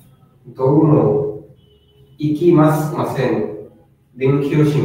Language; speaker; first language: Japanese; non-native, learner; Bangla